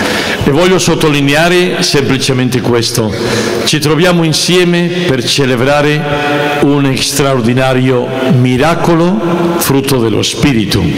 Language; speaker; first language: Italian; non-native, fluent; Spanish